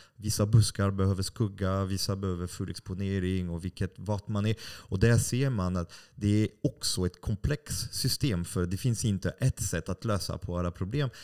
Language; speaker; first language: Swedish; non-native, fluent; French